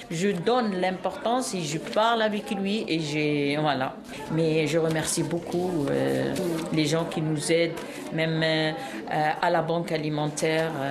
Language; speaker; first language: French; non-native, local second language; Arabic